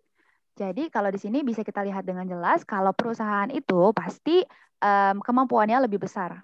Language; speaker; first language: Indonesian; native; Indonesian